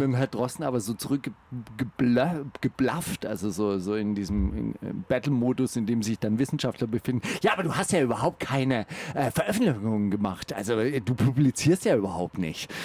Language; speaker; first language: German; native; German